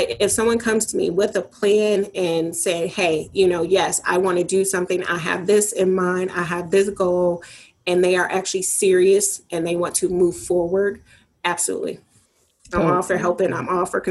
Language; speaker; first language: English; native; English